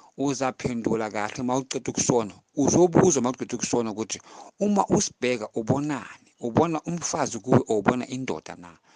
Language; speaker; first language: Zulu; non-native, local second language; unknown